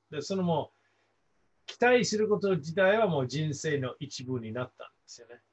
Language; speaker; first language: Japanese; non-native, fluent; English